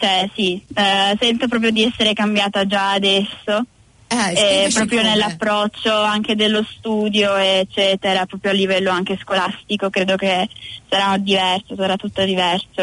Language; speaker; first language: Italian; native; Italian